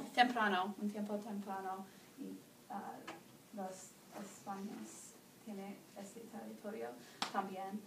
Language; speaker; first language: Spanish; non-native, learner; English